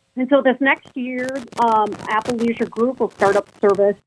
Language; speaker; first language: English; native; English